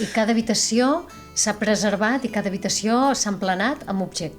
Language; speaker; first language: Catalan; native; Catalan